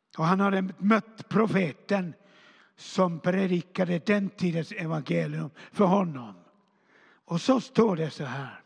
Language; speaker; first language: Swedish; non-native, fluent; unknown